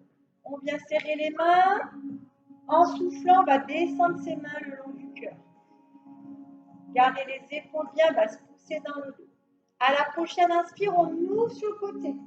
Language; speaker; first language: French; native; French